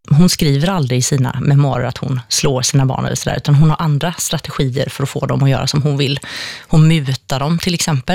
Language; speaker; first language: Swedish; native; Swedish